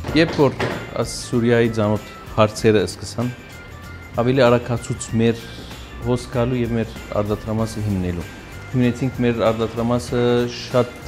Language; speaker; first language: Armenian; early bilingual, heritage; Armenian